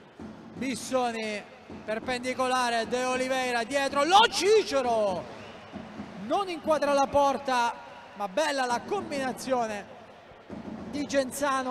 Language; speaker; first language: Italian; native; Italian